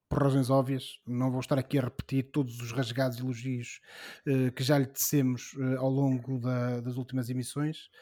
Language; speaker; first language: Portuguese; native; Portuguese